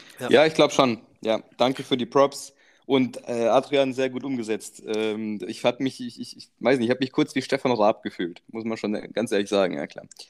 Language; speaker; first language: German; early bilingual, other home language; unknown